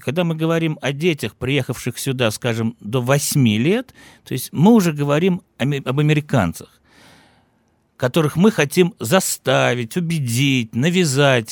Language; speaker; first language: Russian; native; Russian